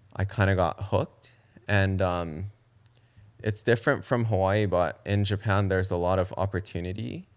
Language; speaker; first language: English; early bilingual, other home language; Japanese